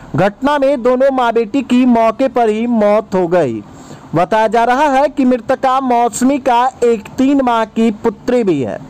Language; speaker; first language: Hindi; native; Hindi